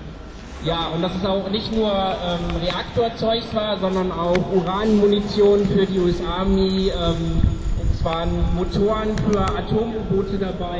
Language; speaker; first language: German; native; German